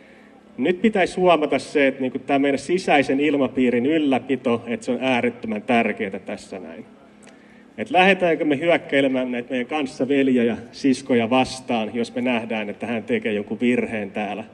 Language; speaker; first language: Finnish; native; Finnish